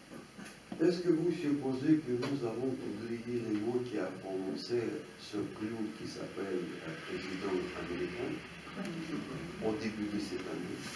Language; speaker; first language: French; non-native, fluent; Russian